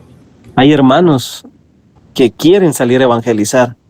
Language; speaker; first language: Spanish; native; Spanish